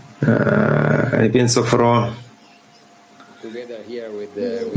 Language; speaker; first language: German; non-native, fluent; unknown